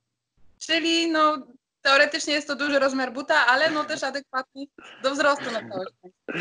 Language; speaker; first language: Polish; native; Polish